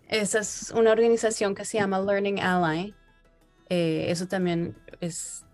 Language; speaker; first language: Spanish; early bilingual, heritage; Spanish